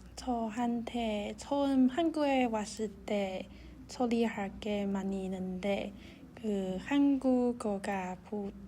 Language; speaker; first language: Korean; non-native, fluent; Chinese